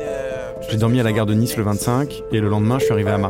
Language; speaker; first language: French; non-native, learner; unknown